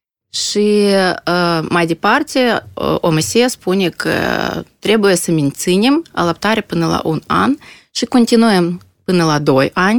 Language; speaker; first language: Romanian; non-native, local second language; Russian